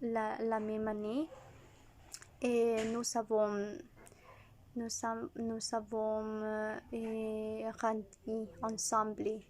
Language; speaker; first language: French; non-native, learner; Spanish